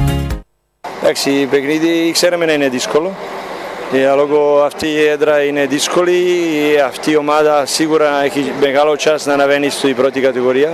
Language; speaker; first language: Greek; non-native, fluent; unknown